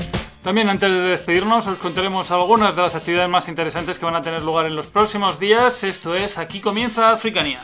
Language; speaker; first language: Spanish; native; Spanish